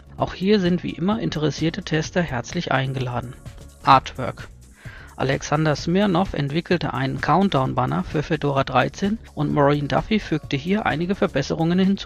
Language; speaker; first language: German; native; German